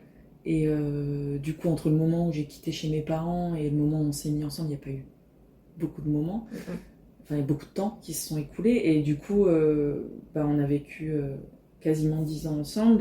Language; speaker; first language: French; native; French